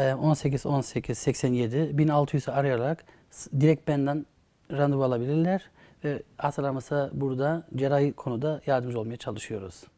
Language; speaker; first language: Turkish; early bilingual, heritage; Turkish